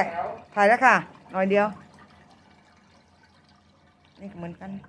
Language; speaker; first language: Thai; native; Thai